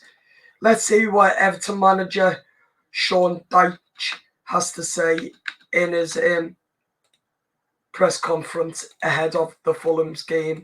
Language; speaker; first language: English; native; English